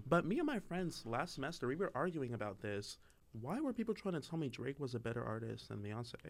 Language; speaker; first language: English; native; English